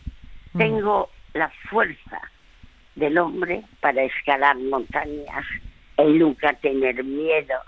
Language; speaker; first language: Spanish; early bilingual, other home language; French